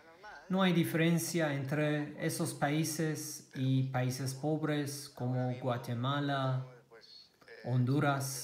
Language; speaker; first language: Spanish; non-native, learner; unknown